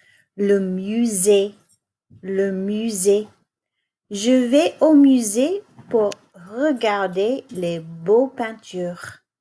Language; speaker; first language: French; non-native, fluent; English